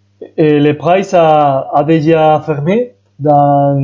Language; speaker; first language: French; non-native, fluent; Spanish